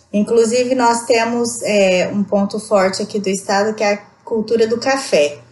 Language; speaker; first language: Portuguese; native; Portuguese